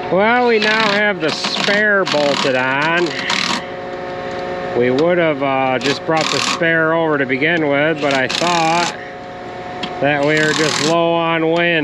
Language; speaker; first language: English; native; English